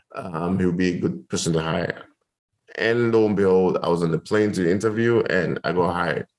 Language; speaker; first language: English; non-native, local second language; Yoruba